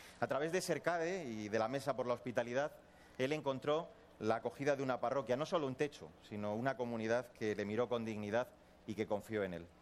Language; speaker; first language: Spanish; native; Spanish